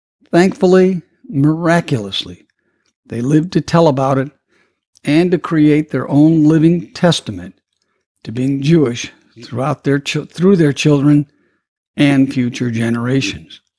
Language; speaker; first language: English; native; English